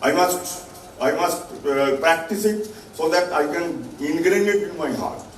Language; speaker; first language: English; non-native, local second language; Bangla